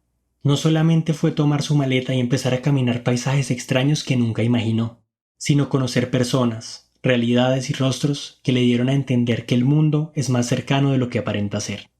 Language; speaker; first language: Spanish; native; Spanish